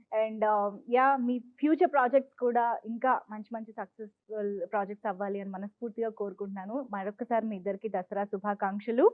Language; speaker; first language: Telugu; native; Telugu